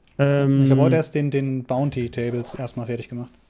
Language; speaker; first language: German; native; German